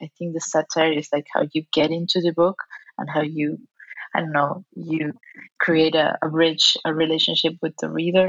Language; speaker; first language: English; non-native, fluent; Spanish